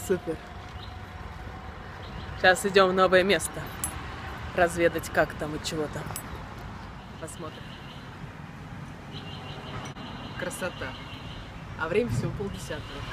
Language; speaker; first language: Russian; native; Russian